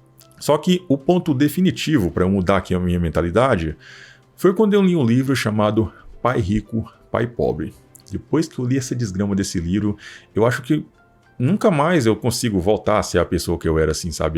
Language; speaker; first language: Portuguese; native; Portuguese